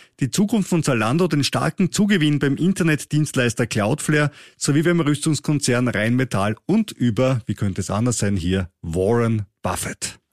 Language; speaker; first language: German; native; German